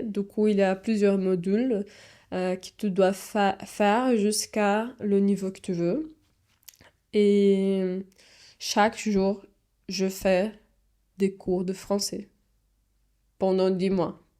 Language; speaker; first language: French; non-native, fluent; Portuguese